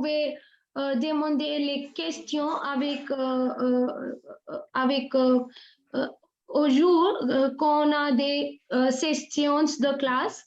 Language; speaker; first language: French; non-native, fluent; Hindi